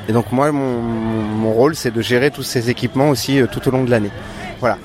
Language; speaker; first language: French; native; French